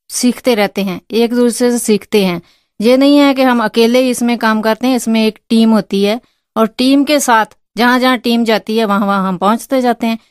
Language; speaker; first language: Hindi; non-native, local second language; Punjabi